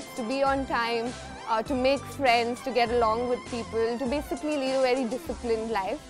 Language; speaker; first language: English; non-native, local second language; Hindi